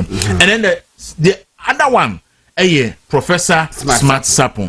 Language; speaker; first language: English; non-native, local second language; Akan